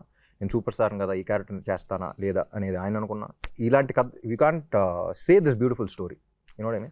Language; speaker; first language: Telugu; native; Telugu